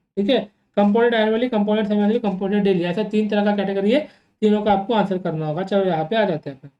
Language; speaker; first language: Hindi; non-native, local second language; Telugu